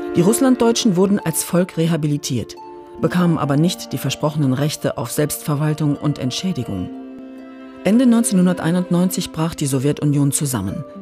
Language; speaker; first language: German; native; German